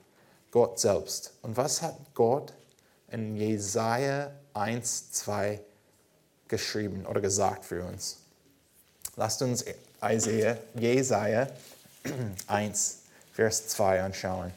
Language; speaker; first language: German; non-native, fluent; English